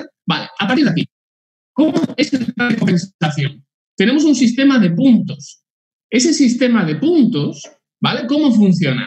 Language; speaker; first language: Spanish; native; Spanish